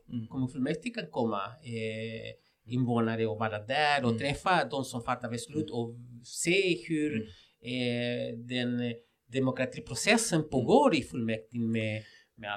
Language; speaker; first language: Swedish; non-native, fluent; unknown